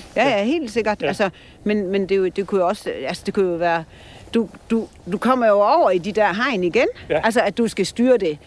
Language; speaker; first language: Danish; native; Danish